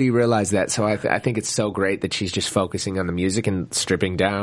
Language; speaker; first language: English; native; English